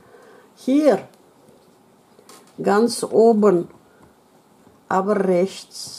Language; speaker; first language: German; non-native, learner; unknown